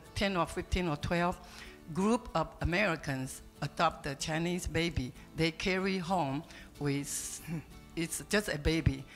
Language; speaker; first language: English; non-native, learner; Chinese